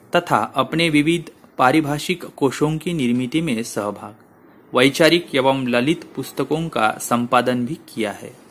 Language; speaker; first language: Hindi; non-native, local second language; Marathi